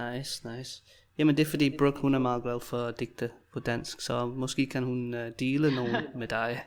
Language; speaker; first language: Danish; native; Danish